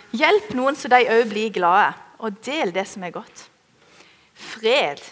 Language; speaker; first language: Norwegian; native; Norwegian